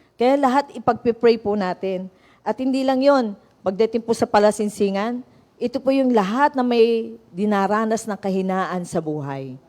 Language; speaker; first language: Filipino; native; Filipino